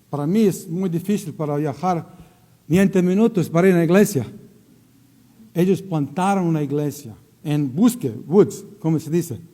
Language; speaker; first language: Spanish; non-native, learner; Croatian